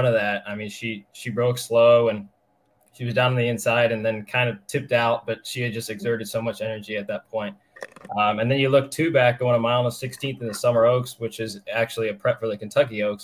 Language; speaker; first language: English; native; English